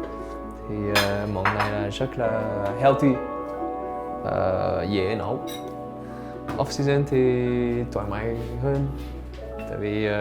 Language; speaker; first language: Vietnamese; early bilingual, heritage; English